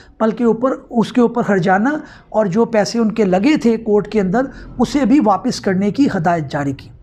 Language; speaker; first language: Urdu; non-native, local second language; Punjabi